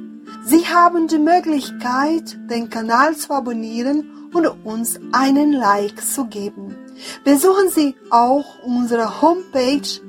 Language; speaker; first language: German; non-native, fluent; Portuguese